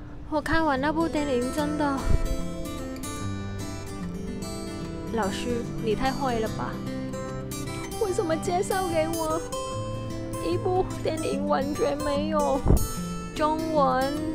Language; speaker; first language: Chinese; non-native, fluent; Vietnamese